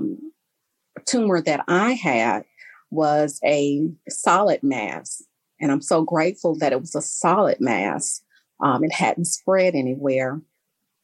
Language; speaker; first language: English; native; English